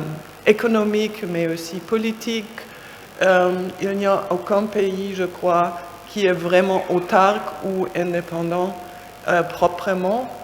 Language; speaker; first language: French; non-native, fluent; German